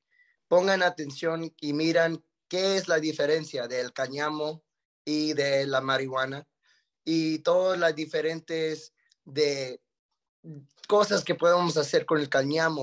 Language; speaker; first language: Spanish; early bilingual, heritage; Spanish